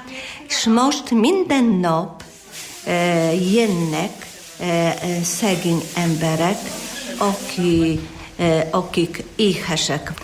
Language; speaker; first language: Hungarian; non-native, learner; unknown